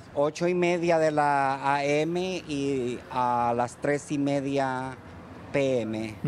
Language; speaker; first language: Spanish; early bilingual, heritage; Spanish